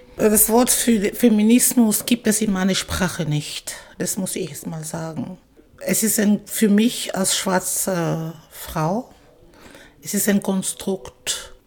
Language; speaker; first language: German; non-native, fluent; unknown